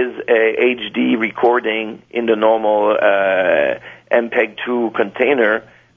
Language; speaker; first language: English; non-native, fluent; French